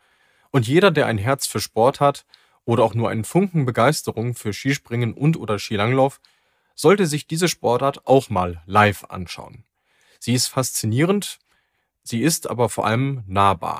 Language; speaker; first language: German; native; German